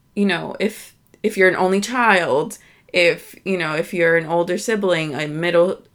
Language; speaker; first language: English; native; English